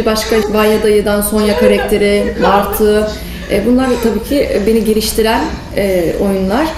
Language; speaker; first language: Turkish; early bilingual, heritage; Turkish